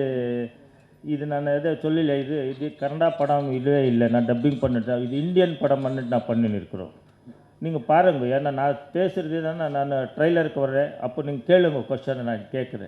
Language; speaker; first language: Tamil; non-native, learner; Kannada